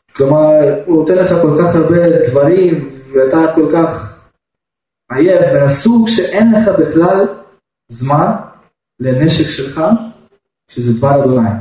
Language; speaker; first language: Hebrew; non-native, fluent; Russian